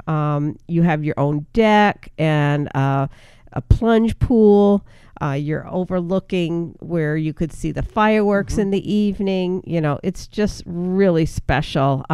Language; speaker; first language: English; native; English